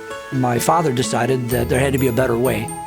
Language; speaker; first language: English; native; English